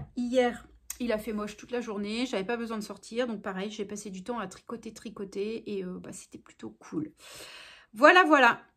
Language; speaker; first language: French; native; French